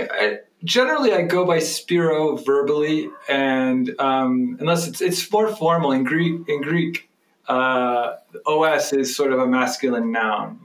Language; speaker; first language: English; native; English